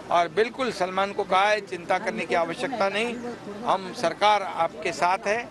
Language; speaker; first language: Hindi; non-native, local second language; Marathi